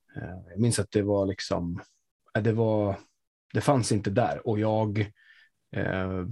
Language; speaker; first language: Swedish; native; Swedish